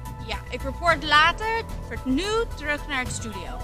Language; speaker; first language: Dutch; non-native, learner; English